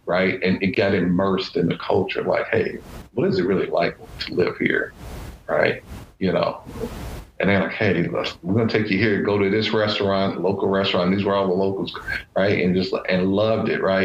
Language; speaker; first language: English; native; English